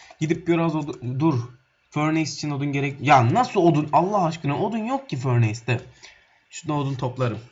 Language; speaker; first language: Turkish; native; Turkish